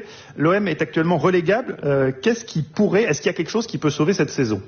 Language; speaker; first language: French; native; French